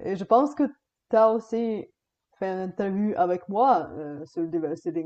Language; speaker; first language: French; non-native, fluent; Bulgarian